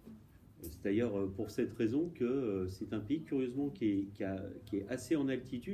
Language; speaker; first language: French; native; French